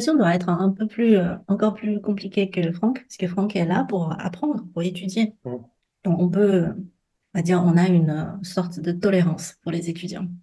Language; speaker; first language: French; non-native, fluent; Chinese